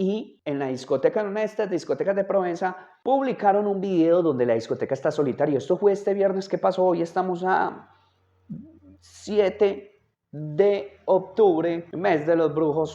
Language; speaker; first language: Spanish; native; Spanish